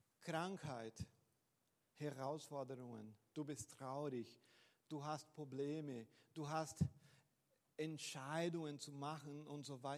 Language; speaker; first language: German; non-native, fluent; Portuguese